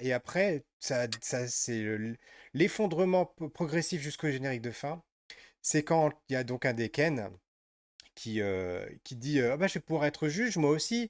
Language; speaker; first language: French; native; French